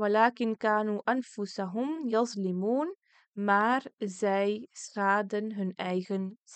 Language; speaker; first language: Dutch; early bilingual, other home language; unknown